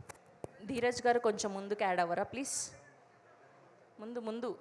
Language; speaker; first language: Telugu; native; Telugu